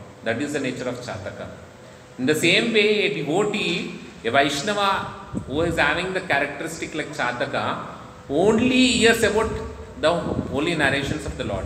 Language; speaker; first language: English; non-native, local second language; Telugu